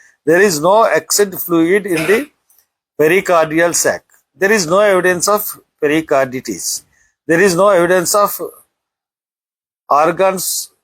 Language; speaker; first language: English; non-native, local second language; Telugu